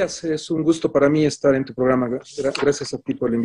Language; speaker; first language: Spanish; native; Spanish